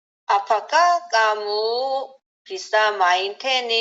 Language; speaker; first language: Indonesian; non-native, learner; Korean